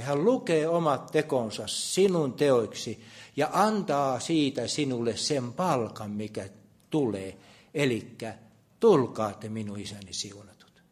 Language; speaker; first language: Finnish; native; Finnish